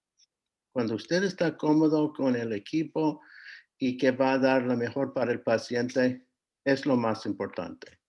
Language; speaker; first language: Spanish; non-native, fluent; English